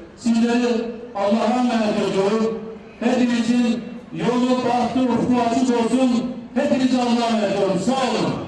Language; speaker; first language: Turkish; native; Turkish